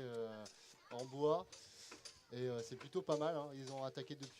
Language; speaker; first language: French; native; French